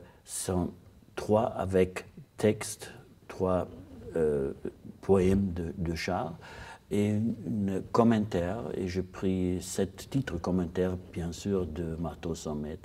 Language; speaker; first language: French; non-native, fluent; German